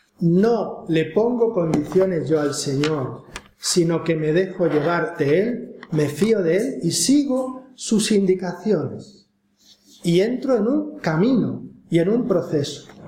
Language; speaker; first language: Spanish; native; Spanish